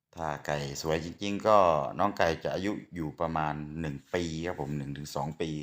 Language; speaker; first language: Thai; native; Thai